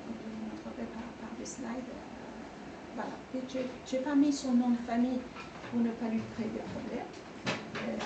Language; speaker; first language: French; non-native, fluent; Persian